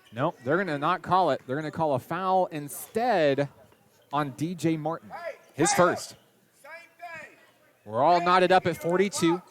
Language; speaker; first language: English; native; English